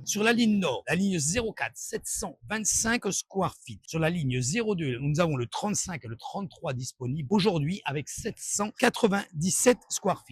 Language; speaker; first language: French; native; French